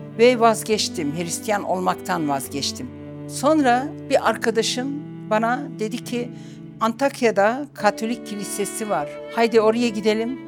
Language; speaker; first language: Turkish; non-native, local second language; Arabic